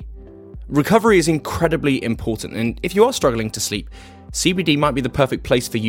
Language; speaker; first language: English; native; English